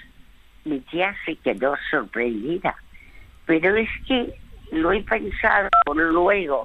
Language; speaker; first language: Spanish; early bilingual, other home language; French